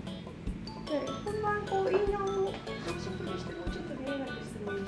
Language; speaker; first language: Japanese; native; Japanese